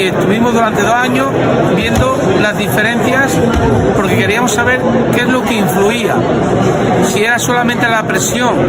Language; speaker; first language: Spanish; native; Spanish